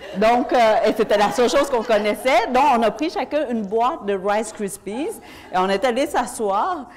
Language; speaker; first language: French; early bilingual, other home language; Vietnamese